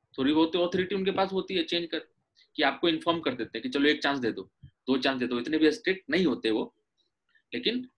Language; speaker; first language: Hindi; native; Hindi